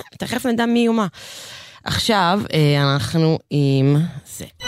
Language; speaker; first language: Hebrew; native; Hebrew